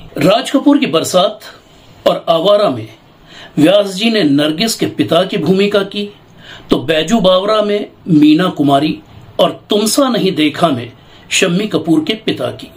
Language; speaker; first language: Hindi; native; Hindi